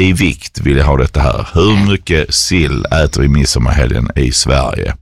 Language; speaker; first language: Swedish; native; Swedish